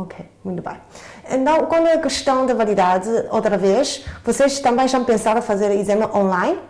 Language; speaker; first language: Portuguese; non-native, fluent; Chinese